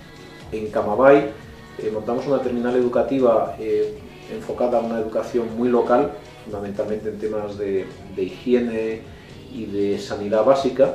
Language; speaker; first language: Spanish; native; Spanish